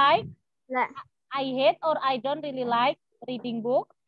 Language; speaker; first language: English; non-native, learner; Indonesian